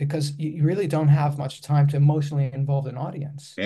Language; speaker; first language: English; non-native, fluent; Greek